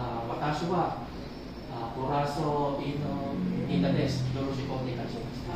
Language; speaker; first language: Japanese; non-native, learner; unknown